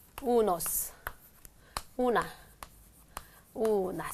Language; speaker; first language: Spanish; non-native, fluent; Korean